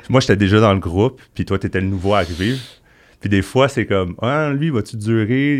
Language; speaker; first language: French; native; French